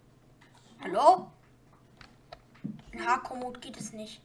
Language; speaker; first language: German; native; German